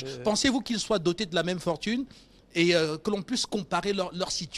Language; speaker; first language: French; native; French